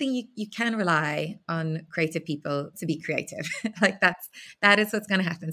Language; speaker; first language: English; native; English